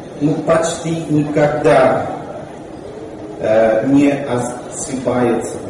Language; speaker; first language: Russian; non-native, learner; English